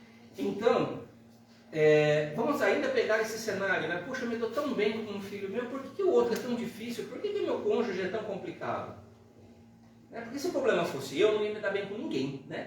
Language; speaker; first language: Portuguese; native; Portuguese